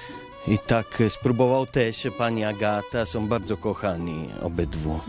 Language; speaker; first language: Polish; non-native, fluent; Italian